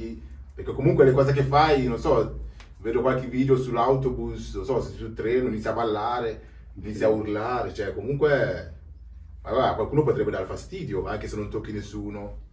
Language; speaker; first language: Italian; native; Italian